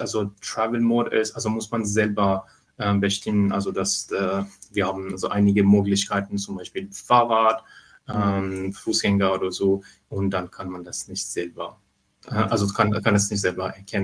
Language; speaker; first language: German; non-native, fluent; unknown